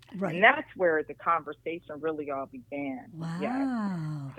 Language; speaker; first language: English; native; English